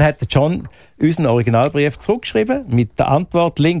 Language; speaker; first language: German; native; German